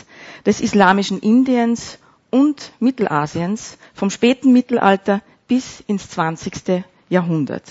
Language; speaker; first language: German; native; German